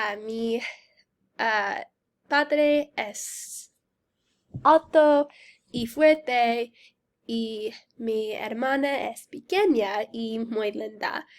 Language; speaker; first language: Spanish; non-native, learner; English